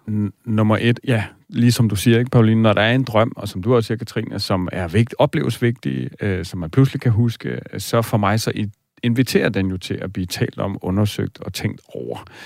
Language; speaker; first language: Danish; native; Danish